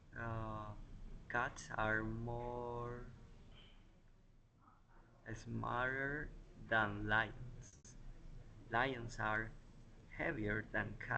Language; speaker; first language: English; non-native, learner; Spanish